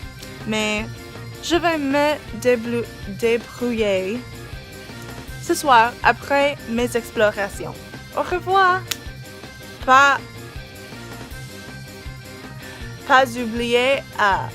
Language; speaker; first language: French; non-native, learner; English